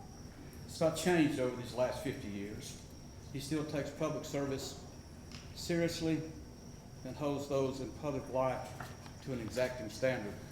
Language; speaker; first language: English; native; English